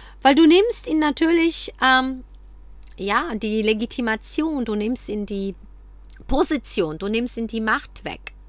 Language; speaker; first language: German; early bilingual, other home language; Polish